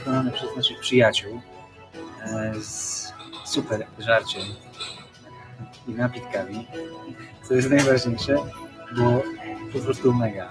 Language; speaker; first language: Polish; native; Polish